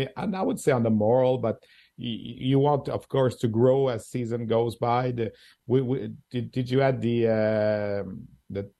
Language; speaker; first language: English; non-native, fluent; French